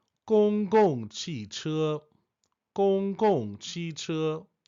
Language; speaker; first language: Chinese; non-native, fluent; English